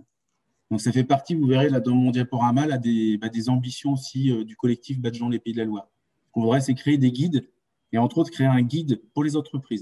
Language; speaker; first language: French; native; French